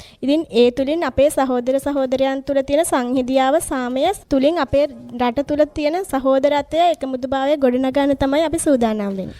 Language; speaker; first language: Sinhala; native; Sinhala